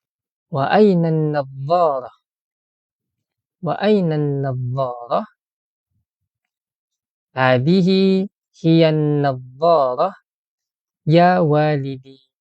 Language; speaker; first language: Arabic; non-native, fluent; Malay